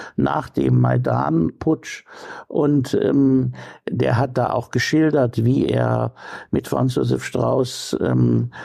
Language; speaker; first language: German; native; German